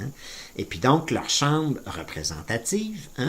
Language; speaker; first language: French; native; French